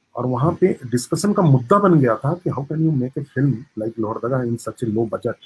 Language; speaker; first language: Hindi; native; Hindi